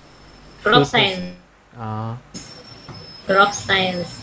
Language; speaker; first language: English; non-native, learner; Vietnamese